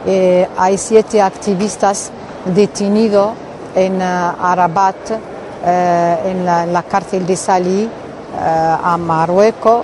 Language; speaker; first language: Spanish; non-native, fluent; Arabic